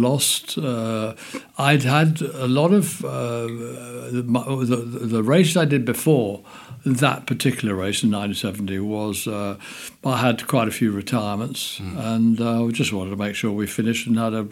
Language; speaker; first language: English; native; English